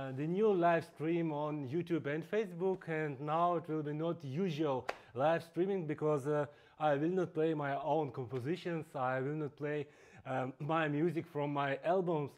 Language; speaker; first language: English; non-native, fluent; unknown